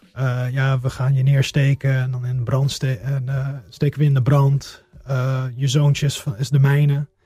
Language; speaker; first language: Dutch; early bilingual, heritage; Dutch